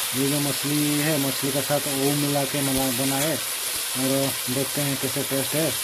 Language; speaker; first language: Hindi; non-native, local second language; Odia